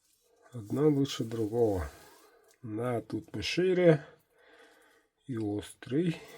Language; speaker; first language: Russian; non-native, local second language; Yakut